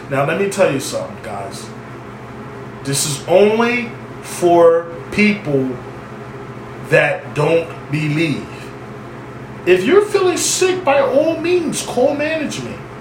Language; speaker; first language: English; native; English